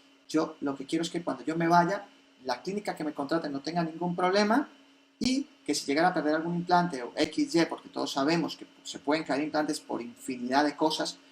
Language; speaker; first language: Spanish; native; Spanish